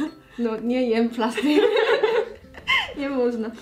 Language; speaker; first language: Polish; non-native, learner; Korean